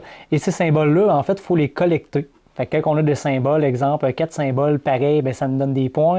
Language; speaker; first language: French; native; French